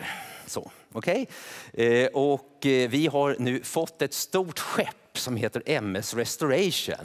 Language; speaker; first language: Swedish; native; Swedish